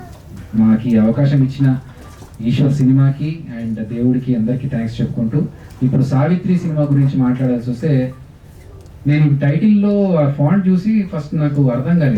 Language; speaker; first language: Telugu; native; Telugu